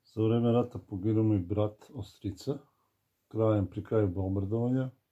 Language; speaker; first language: Serbian; native; Serbian